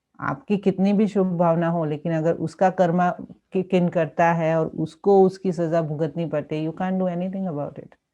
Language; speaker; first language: Hindi; non-native, local second language; Gujarati